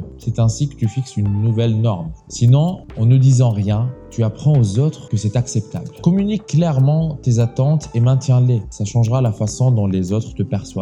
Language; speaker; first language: French; native; French